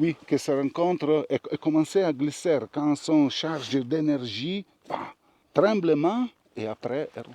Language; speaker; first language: French; non-native, learner; Italian